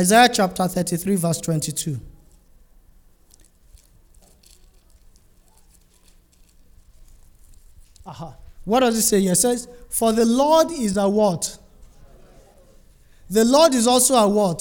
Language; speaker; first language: English; non-native, local second language; Yoruba